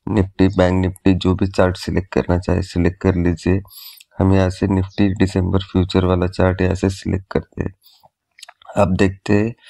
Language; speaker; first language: Hindi; native; Hindi